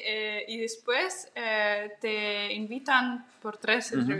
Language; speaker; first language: Spanish; non-native, fluent; Russian